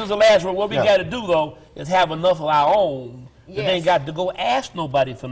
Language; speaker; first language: English; native; English